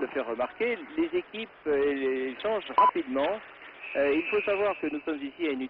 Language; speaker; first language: French; native; French